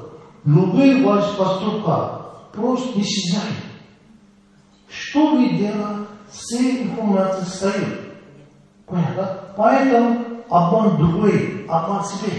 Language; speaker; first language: Russian; non-native, learner; Tibetan